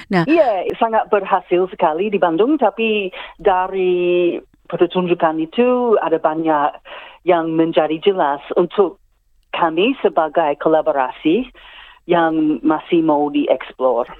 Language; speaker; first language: Indonesian; non-native, fluent; English